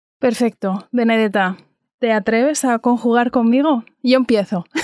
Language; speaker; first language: Spanish; native; Spanish